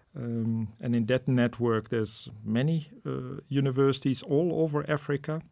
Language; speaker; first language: English; non-native, fluent; Dutch